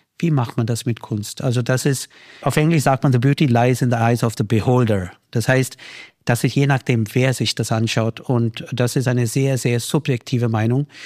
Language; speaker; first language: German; non-native, fluent; Hindi